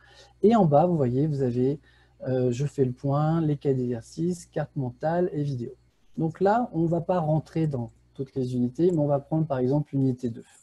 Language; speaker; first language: French; native; French